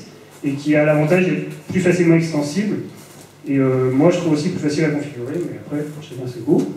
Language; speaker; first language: French; native; French